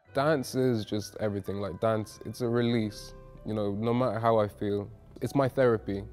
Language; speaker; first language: English; native; English